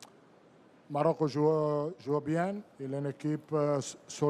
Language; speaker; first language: Portuguese; non-native, fluent; Italian